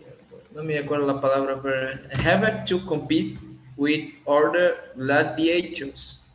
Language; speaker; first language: Spanish; non-native, learner; Portuguese